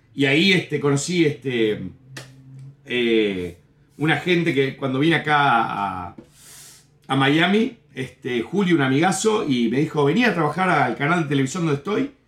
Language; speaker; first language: Spanish; native; Spanish